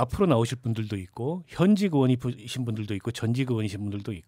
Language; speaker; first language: Korean; native; Korean